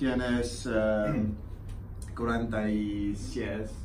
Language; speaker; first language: Spanish; non-native, learner; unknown